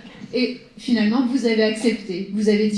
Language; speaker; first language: French; native; French